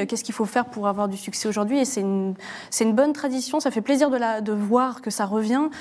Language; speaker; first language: French; native; French